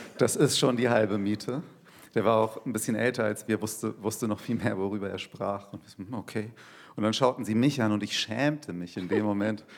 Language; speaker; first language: German; early bilingual, other home language; Turkish